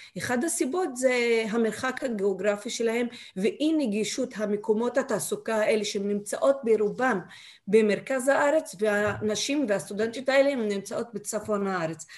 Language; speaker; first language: Hebrew; non-native, local second language; Arabic